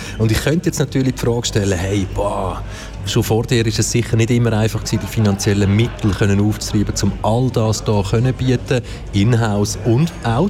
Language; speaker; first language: German; native; German